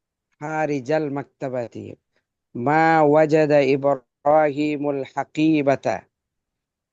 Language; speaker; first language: Arabic; non-native, learner; Bangla